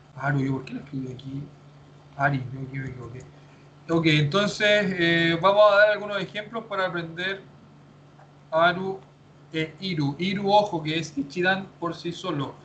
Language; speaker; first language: Spanish; native; Spanish